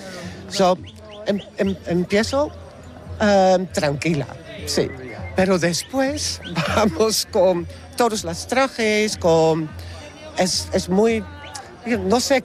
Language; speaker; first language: Spanish; non-native, fluent; Dutch